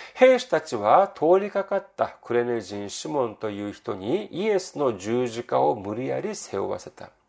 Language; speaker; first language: Japanese; non-native, fluent; Korean